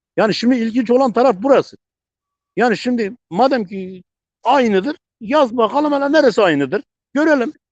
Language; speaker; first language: Turkish; non-native, local second language; Zaza